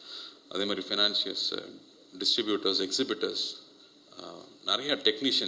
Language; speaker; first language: Tamil; native; Tamil